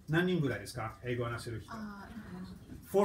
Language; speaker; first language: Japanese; non-native, fluent; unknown